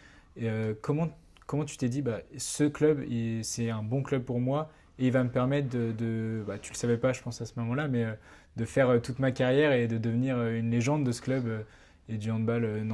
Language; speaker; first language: French; native; French